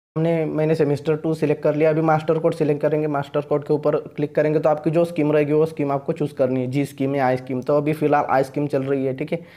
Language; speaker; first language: Hindi; non-native, local second language; Marathi